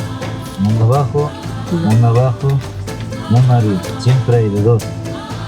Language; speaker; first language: Spanish; non-native, local second language; Quechua